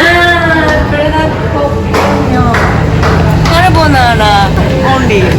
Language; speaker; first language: Korean; non-native, learner; Japanese